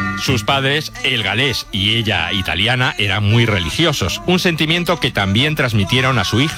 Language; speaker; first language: Spanish; native; Spanish